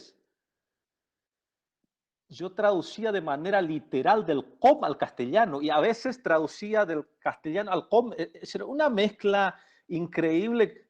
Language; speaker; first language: Spanish; non-native, local second language; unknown